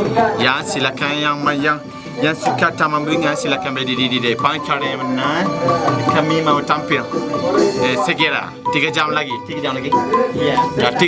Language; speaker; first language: Indonesian; non-native, learner; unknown